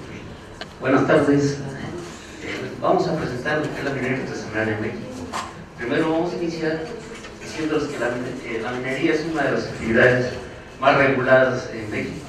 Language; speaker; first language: Spanish; native; Spanish